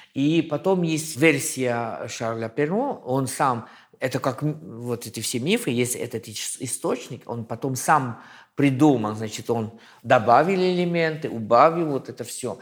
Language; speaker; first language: Russian; non-native, fluent; French